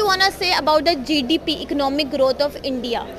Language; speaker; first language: English; non-native, local second language; Urdu